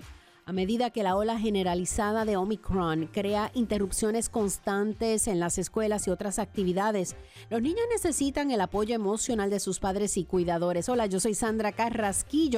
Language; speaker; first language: Spanish; native; Spanish